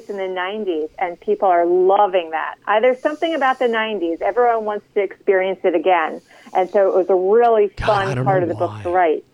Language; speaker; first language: English; native; English